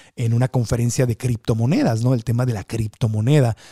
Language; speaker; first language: Spanish; native; Spanish